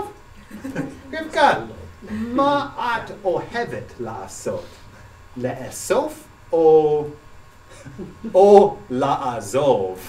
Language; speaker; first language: Hebrew; non-native, learner; English